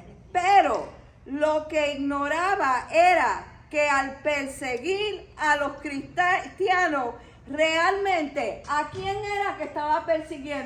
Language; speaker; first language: Spanish; native; Spanish